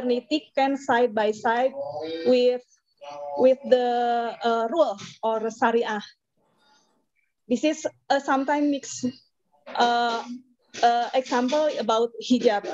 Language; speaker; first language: English; non-native, learner; Indonesian